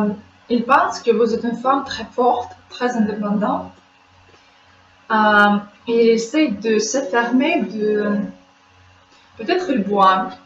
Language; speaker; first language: French; non-native, fluent; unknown